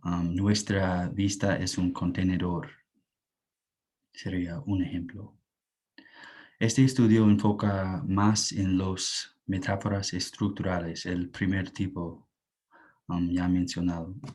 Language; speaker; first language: Spanish; non-native, fluent; English